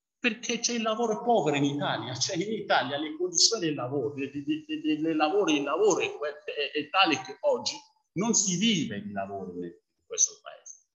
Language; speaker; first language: Italian; non-native, fluent; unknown